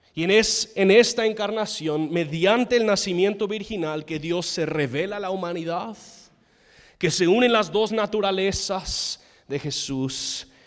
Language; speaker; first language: Spanish; non-native, fluent; English